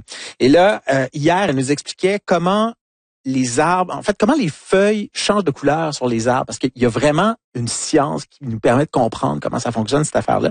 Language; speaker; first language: French; native; French